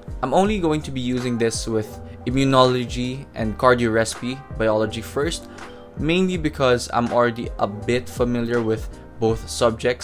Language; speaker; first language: English; non-native, local second language; Filipino